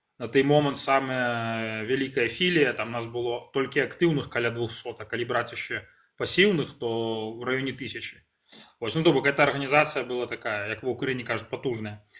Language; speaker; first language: Belarusian; non-native, local second language; Russian